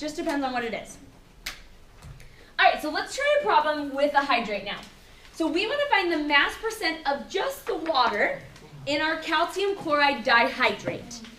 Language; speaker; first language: English; native; English